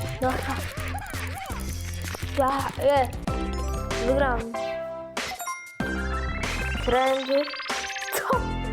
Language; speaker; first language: Polish; early bilingual, other home language; Ukrainian